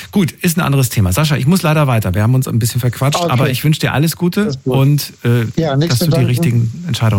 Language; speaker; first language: German; native; German